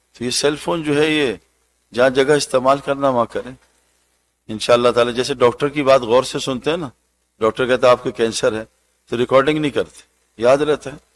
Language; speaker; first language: Urdu; native; Urdu